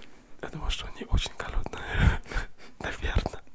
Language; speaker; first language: Russian; non-native, learner; French